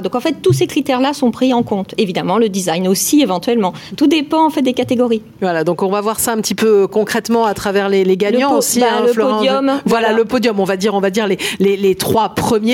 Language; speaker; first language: French; native; French